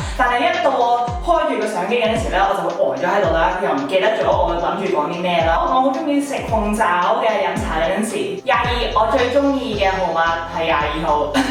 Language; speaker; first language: Cantonese; early bilingual, heritage; Cantonese